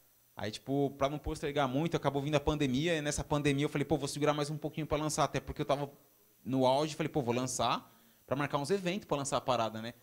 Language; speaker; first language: Portuguese; native; Portuguese